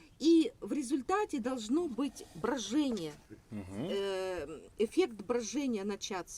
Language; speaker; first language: Russian; native; Russian